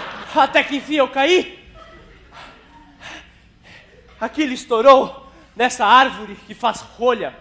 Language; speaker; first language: Portuguese; native; Portuguese